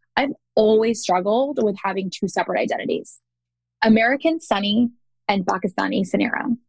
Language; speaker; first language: English; native; English